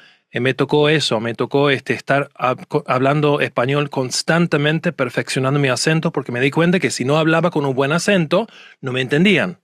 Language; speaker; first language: Spanish; non-native, fluent; English